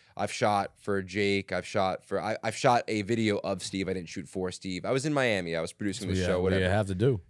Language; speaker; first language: English; native; English